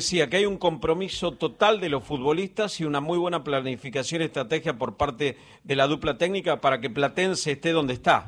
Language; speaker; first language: Spanish; native; Spanish